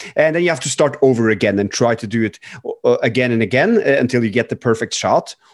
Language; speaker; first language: English; non-native, fluent; Norwegian